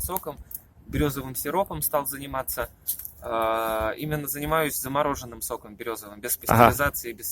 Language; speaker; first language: Russian; native; Russian